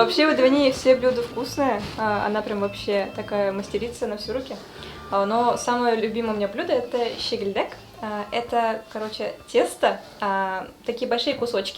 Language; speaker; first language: Russian; native; Russian